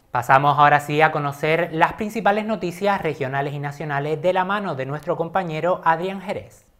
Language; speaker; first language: Spanish; native; Spanish